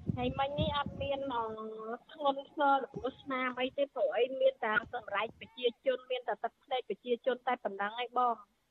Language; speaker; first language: Khmer; native; Khmer